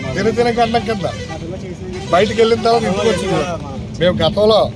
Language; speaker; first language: Telugu; native; Telugu